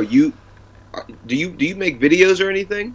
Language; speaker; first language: English; native; English